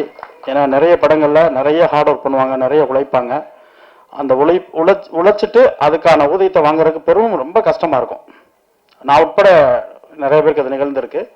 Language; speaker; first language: Tamil; native; Tamil